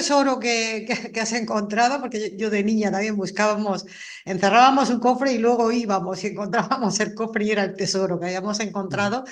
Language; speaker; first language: Spanish; native; Spanish